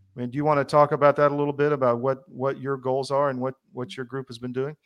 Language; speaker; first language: English; native; English